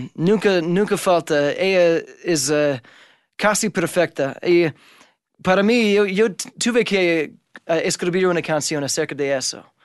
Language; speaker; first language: Spanish; non-native, fluent; English